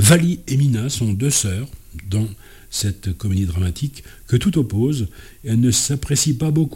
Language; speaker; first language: French; native; French